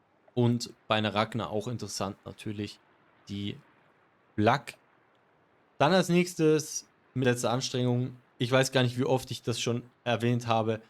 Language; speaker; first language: German; native; German